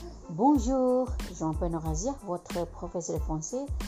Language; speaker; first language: French; non-native, fluent; Malay